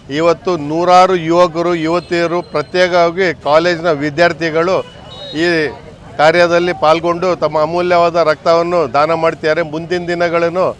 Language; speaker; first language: Kannada; non-native, local second language; Urdu